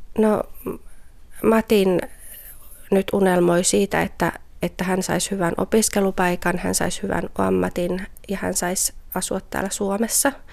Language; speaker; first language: Finnish; native; Finnish